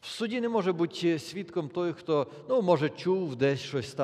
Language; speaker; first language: Polish; non-native, learner; Ukrainian